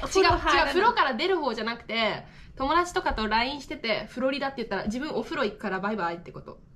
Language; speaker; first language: Japanese; native; Japanese